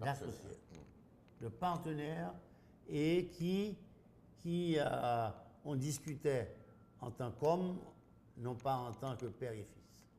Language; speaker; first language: French; non-native, local second language; Haitian Creole